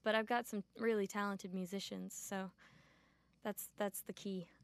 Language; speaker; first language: English; native; English